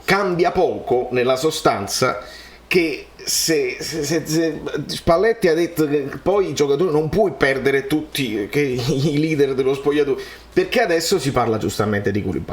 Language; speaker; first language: Italian; native; Italian